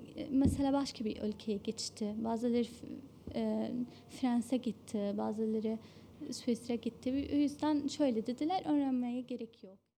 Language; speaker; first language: Turkish; non-native, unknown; Arabic